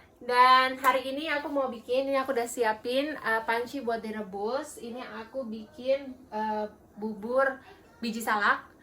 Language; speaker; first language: Indonesian; native; Indonesian